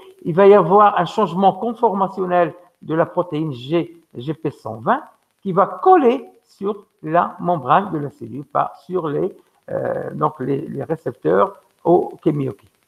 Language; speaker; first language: French; non-native, local second language; Arabic